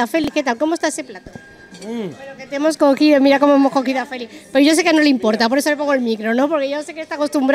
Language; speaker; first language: Spanish; native; Spanish